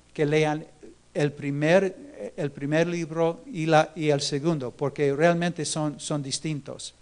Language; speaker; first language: Spanish; non-native, fluent; English